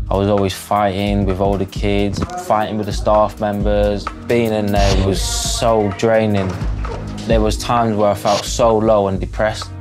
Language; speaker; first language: English; native; English